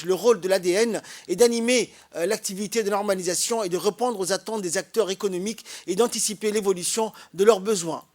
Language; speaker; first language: French; native; French